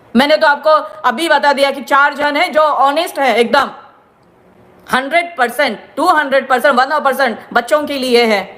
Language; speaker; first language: Hindi; non-native, local second language; Gujarati